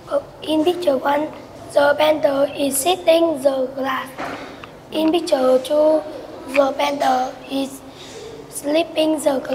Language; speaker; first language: English; non-native, learner; Vietnamese